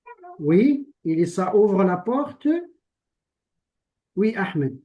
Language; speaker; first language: French; non-native, local second language; Arabic